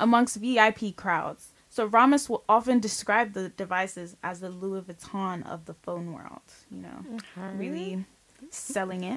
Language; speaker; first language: English; non-native, local second language; Yoruba